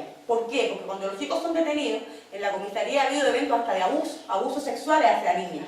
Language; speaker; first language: Spanish; native; Spanish